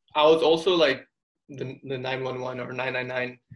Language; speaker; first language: English; early bilingual, other home language; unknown